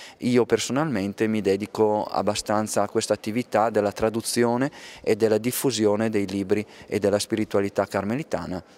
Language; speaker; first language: Italian; native; Italian